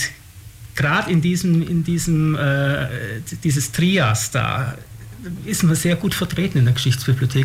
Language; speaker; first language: German; native; German